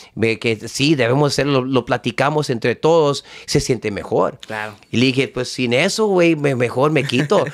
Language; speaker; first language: Spanish; early bilingual, heritage; Spanish